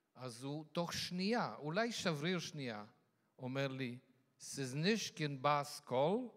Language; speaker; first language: Hebrew; non-native, fluent; Yiddish